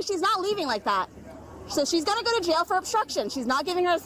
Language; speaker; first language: English; native; English